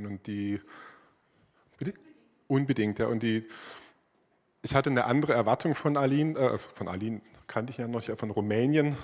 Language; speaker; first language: German; native; German